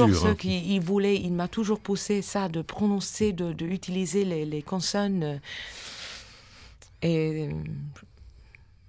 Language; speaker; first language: French; non-native, fluent; English